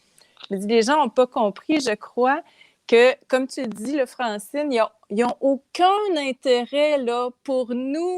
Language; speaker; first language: French; native; French